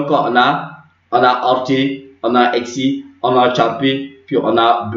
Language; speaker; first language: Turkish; non-native, learner; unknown